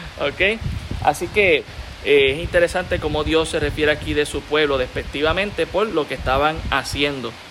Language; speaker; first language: Spanish; native; Spanish